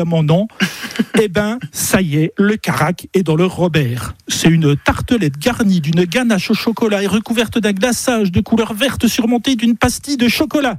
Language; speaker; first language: French; native; French